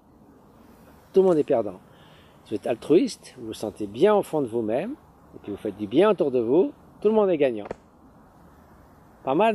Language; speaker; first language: French; native; French